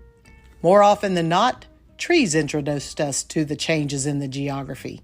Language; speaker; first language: English; native; English